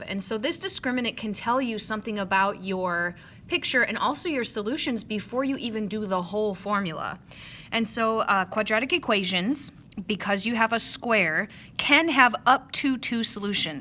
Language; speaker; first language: English; native; English